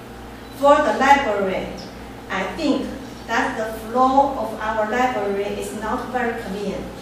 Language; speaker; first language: English; non-native, learner; Chinese